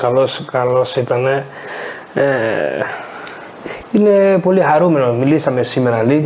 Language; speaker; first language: Greek; non-native, fluent; Portuguese